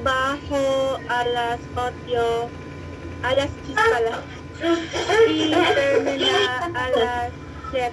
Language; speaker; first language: Spanish; non-native, learner; Filipino